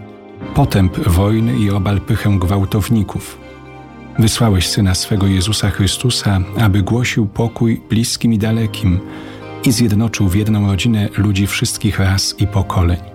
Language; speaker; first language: Polish; native; Polish